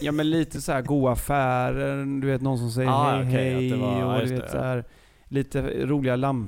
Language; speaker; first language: Swedish; native; Swedish